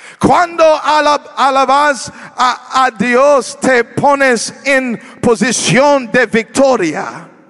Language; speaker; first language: Spanish; non-native, learner; English